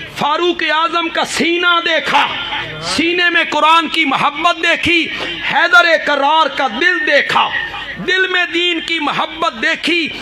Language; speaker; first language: Urdu; non-native, local second language; Punjabi